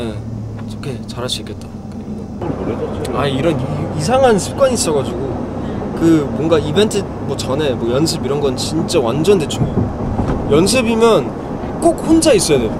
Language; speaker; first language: Korean; early bilingual, heritage; English